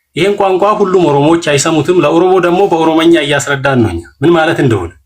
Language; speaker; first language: Amharic; non-native, local second language; Oromo